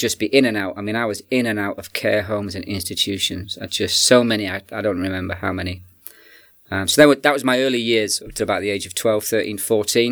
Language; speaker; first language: English; native; English